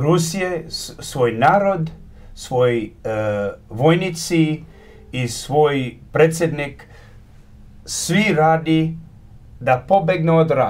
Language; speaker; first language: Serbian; early bilingual, heritage; Croatian